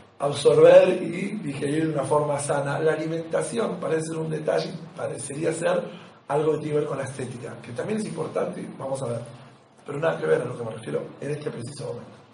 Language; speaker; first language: Spanish; native; Spanish